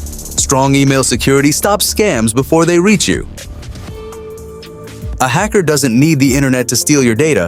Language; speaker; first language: English; native; English